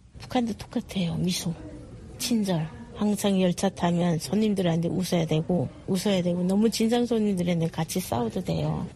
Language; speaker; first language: Korean; native; Korean